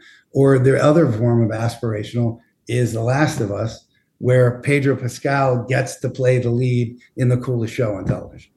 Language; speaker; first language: English; native; English